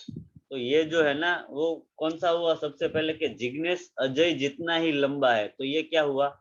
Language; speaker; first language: Hindi; non-native, local second language; Gujarati